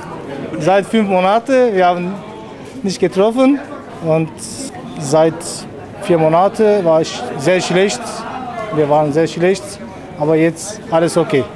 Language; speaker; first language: German; non-native, learner; Turkish